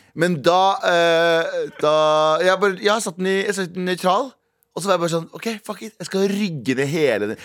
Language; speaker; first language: Norwegian; native; Norwegian